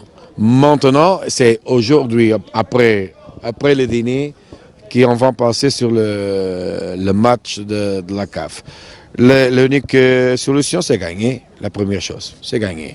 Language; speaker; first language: French; non-native, fluent; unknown